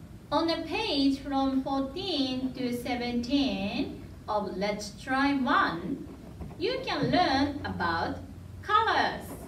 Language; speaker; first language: English; non-native, fluent; Japanese